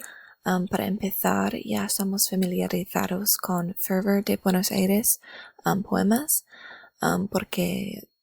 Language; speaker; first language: Spanish; non-native, learner; English